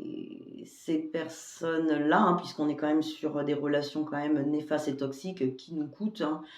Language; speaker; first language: French; native; French